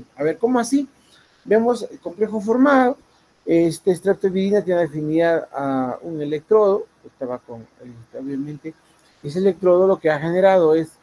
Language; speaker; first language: Spanish; native; Spanish